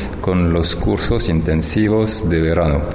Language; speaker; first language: Spanish; non-native, fluent; French